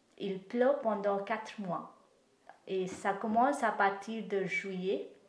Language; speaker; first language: French; non-native, fluent; Marathi